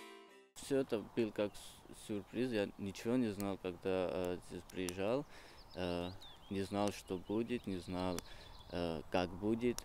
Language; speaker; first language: Russian; non-native, learner; Georgian